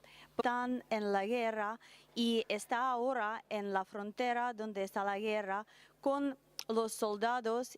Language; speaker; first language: Spanish; non-native, learner; Russian